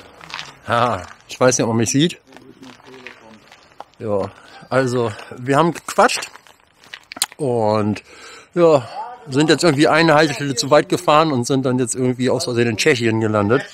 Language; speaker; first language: German; native; German